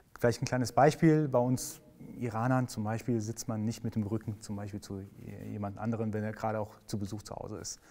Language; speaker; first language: German; early bilingual, other home language; Persian